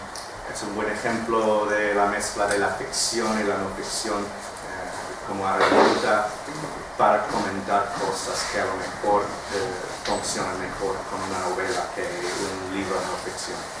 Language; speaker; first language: Spanish; non-native, fluent; English